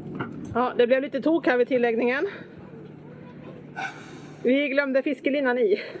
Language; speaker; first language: Swedish; native; Swedish